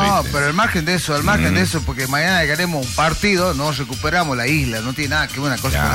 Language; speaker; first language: Spanish; native; Spanish